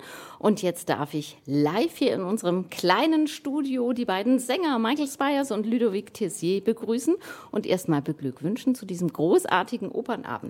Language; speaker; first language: German; native; German